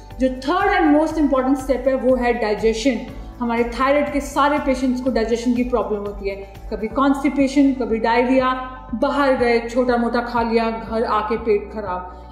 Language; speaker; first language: Hindi; native; Hindi